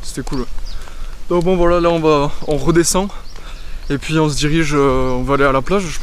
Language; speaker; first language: French; native; French